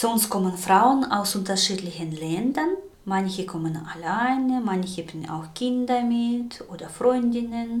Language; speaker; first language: German; non-native, fluent; Russian